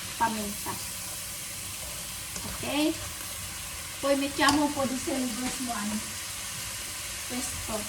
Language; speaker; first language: Italian; non-native, learner; Filipino